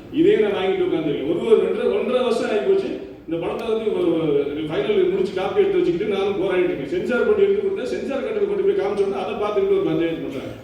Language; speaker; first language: Tamil; native; Tamil